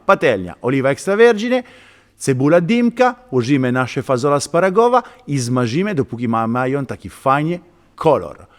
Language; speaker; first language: Polish; non-native, learner; Italian